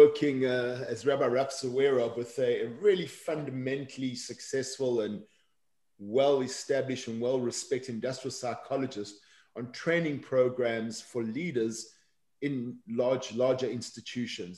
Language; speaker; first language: English; native; English